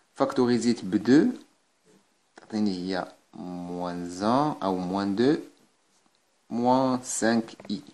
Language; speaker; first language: French; non-native, local second language; Arabic